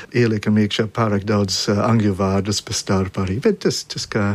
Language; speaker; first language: Latvian; early bilingual, heritage; Latvian